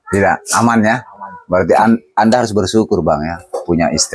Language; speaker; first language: Indonesian; native; Indonesian